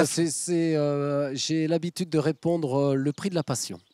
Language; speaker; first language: French; native; French